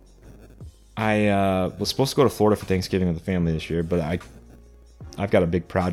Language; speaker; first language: English; native; English